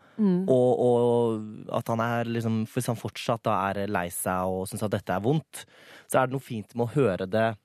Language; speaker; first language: Norwegian; native; Norwegian